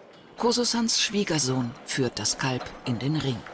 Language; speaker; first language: German; native; German